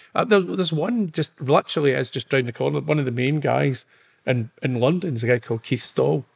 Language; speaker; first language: English; native; English